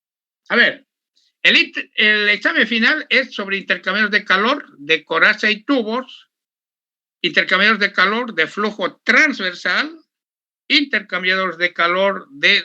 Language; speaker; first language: Spanish; native; Spanish